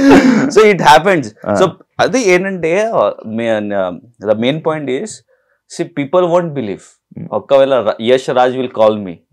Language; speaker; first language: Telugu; non-native, learner; Hindi